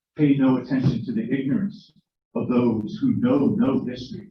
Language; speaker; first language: English; native; English